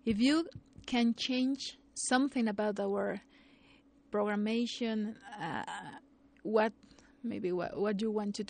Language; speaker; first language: English; non-native, fluent; Spanish